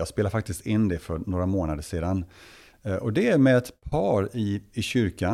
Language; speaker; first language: Swedish; native; Swedish